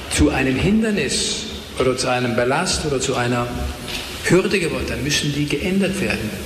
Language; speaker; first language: German; native; German